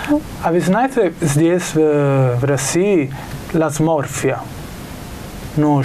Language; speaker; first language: Russian; non-native, learner; Italian